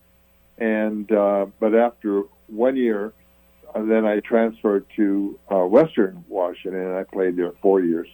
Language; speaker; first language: English; native; English